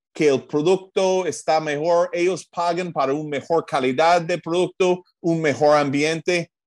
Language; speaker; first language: Spanish; non-native, fluent; English